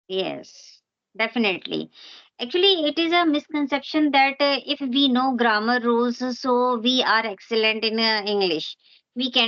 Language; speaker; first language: English; non-native, local second language; Hindi